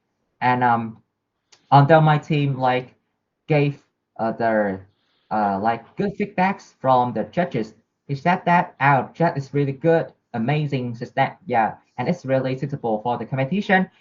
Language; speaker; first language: English; non-native, learner; Vietnamese